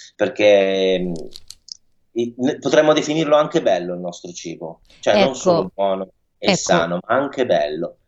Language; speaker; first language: Italian; native; Italian